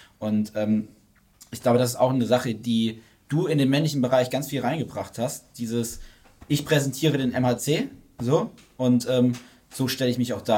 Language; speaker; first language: German; native; German